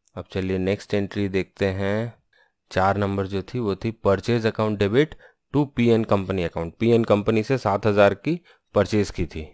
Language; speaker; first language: Hindi; non-native, local second language; Bangla